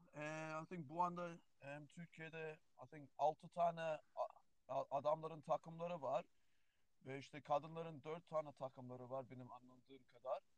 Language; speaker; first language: Turkish; early bilingual, heritage; Turkish